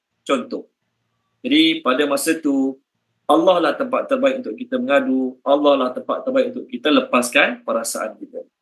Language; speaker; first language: Malay; native; Malay